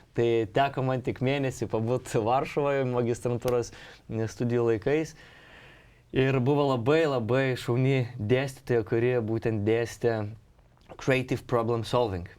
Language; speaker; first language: Lithuanian; non-native, local second language; Polish